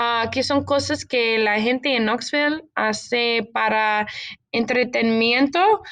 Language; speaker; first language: Spanish; non-native, learner; English